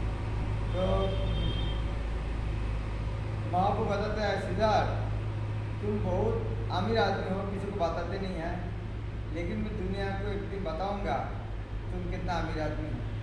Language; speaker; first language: Hindi; non-native, local second language; Bangla